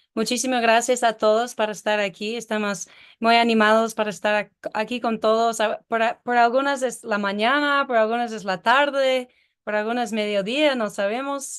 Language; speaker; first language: Spanish; non-native, fluent; English